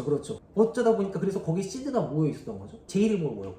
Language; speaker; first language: Korean; native; Korean